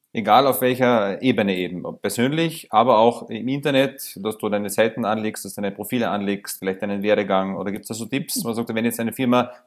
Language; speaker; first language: German; native; German